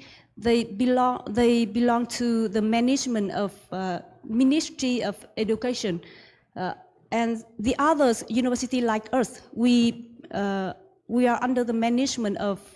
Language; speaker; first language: English; non-native, learner; Vietnamese